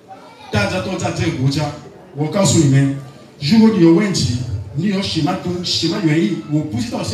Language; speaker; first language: Chinese; non-native, learner; French